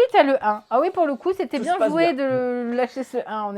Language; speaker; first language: French; native; French